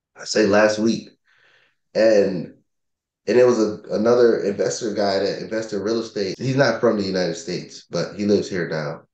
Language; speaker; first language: English; native; English